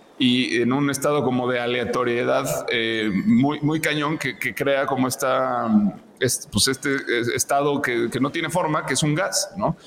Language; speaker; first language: Spanish; native; Spanish